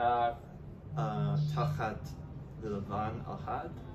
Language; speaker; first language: Hebrew; non-native, learner; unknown